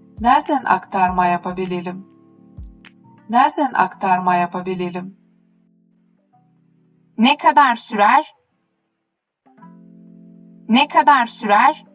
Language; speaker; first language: Turkish; non-native, fluent; Uzbek